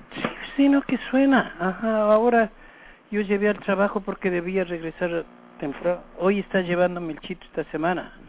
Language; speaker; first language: Spanish; native; Spanish